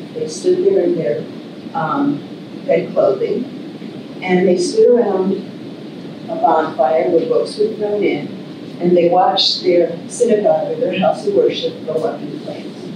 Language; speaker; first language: English; native; English